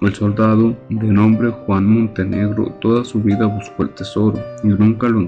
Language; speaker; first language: Spanish; native; Spanish